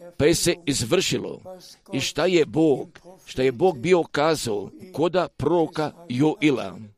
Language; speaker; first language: Croatian; early bilingual, heritage; Serbian